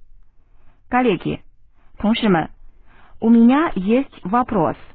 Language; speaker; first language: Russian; non-native, fluent; Chinese